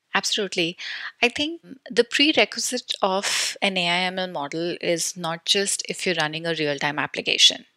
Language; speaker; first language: English; non-native, local second language; Hindi